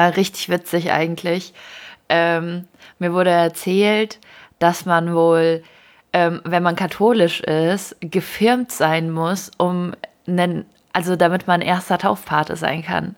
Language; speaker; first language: German; early bilingual, other home language; Ukrainian